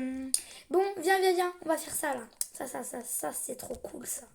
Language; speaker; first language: French; native; French